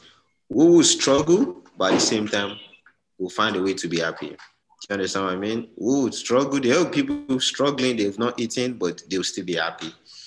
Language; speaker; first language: English; non-native, local second language; Yoruba